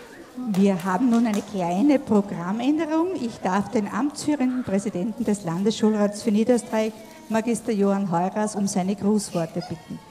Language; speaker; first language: German; native; German